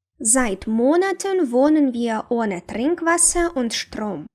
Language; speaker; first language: German; non-native, fluent; Ukrainian